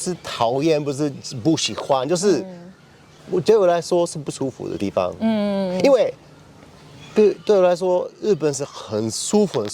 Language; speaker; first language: Chinese; non-native, fluent; English